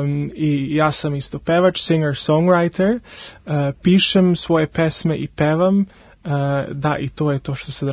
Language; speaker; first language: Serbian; early bilingual, heritage; Serbian